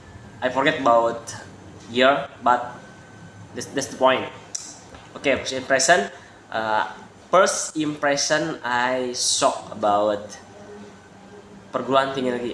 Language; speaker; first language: English; non-native, learner; Indonesian